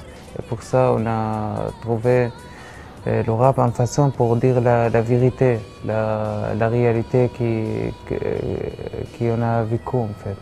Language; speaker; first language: French; non-native, learner; Arabic